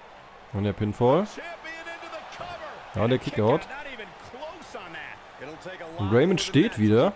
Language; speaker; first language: German; native; German